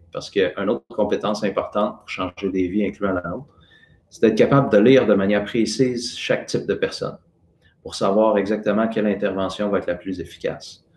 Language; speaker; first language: French; native; French